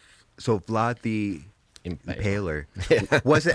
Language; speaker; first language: English; native; English